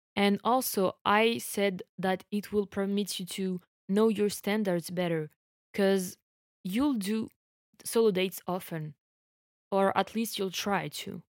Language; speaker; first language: English; non-native, fluent; French